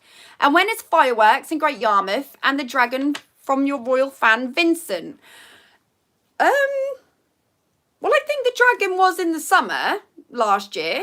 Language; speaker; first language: English; native; English